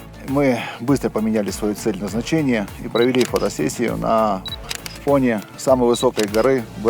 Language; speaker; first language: Russian; native; Russian